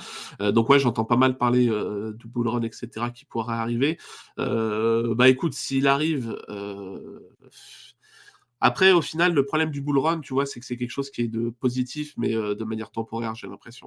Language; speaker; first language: French; native; French